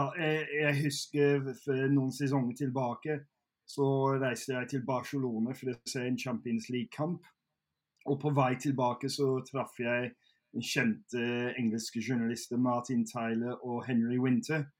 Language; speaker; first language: Norwegian; non-native, fluent; English